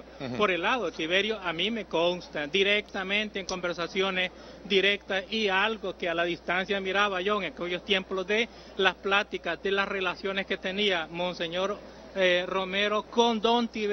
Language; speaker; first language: Spanish; native; Spanish